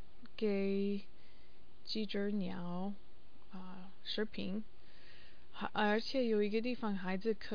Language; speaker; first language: Chinese; non-native, learner; English